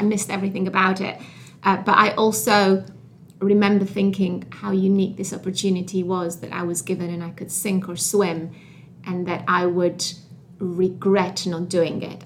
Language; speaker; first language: English; non-native, fluent; Albanian